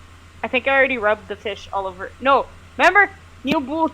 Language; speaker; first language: English; native; English